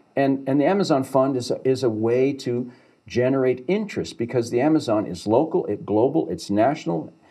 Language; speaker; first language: English; native; English